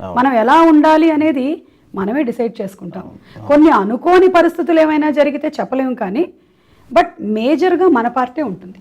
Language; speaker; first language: Telugu; non-native, local second language; Malayalam